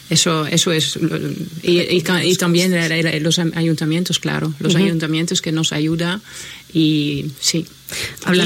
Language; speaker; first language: Spanish; non-native, fluent; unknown